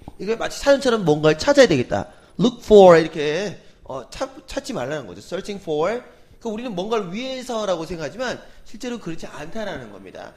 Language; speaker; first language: Korean; native; Korean